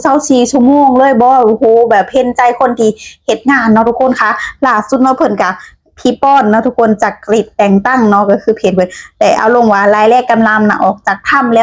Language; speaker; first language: Thai; non-native, local second language; Lao